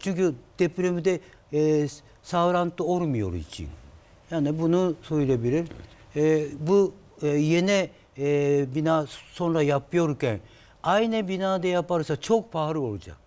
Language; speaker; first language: Turkish; non-native, learner; Japanese